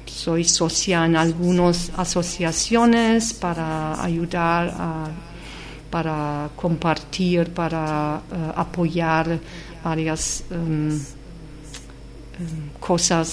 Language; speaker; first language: Spanish; non-native, fluent; German